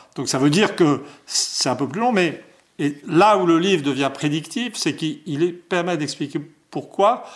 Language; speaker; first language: French; native; French